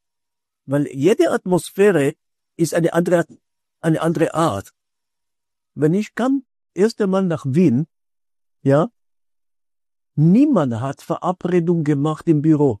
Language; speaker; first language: German; non-native, fluent; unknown